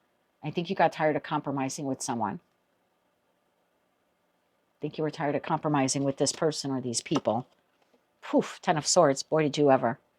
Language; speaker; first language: English; native; English